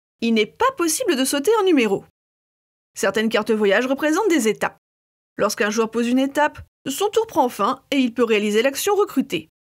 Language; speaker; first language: French; native; French